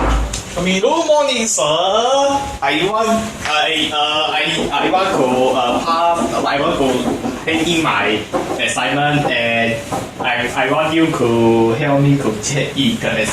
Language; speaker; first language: English; non-native, learner; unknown